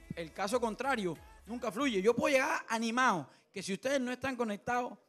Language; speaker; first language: Spanish; native; Spanish